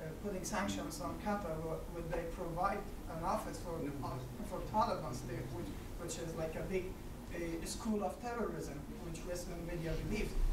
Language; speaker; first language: English; non-native, fluent; Persian